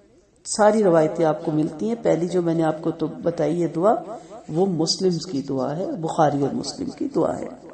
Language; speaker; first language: Urdu; native; Urdu